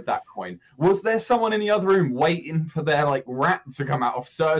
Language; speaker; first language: English; native; English